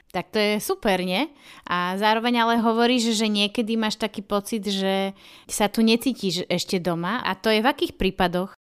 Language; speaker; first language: Slovak; native; Slovak